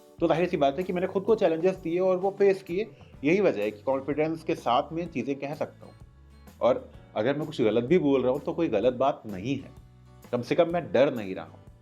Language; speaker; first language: Hindi; native; Hindi